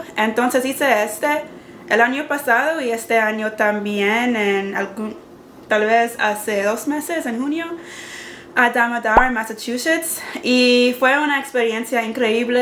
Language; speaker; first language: Spanish; non-native, learner; English